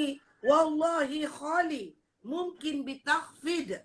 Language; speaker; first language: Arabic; non-native, learner; Malay